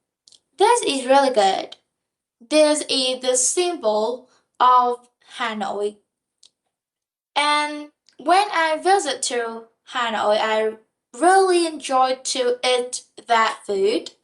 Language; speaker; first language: English; non-native, learner; Vietnamese